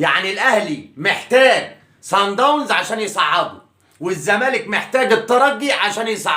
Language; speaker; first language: Arabic; native; Arabic